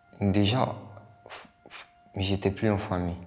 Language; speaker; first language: French; non-native, local second language; Bambara